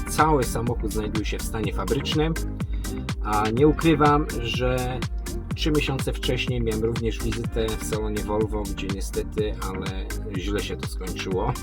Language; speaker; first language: Polish; native; Polish